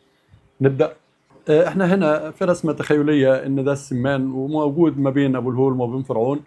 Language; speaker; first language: Arabic; native; Arabic